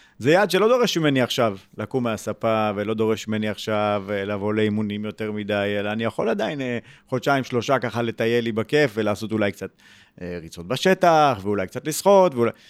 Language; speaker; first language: Hebrew; native; Hebrew